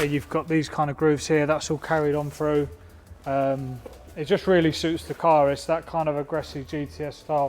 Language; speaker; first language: English; native; English